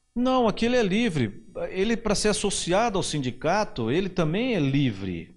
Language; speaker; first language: Portuguese; native; Portuguese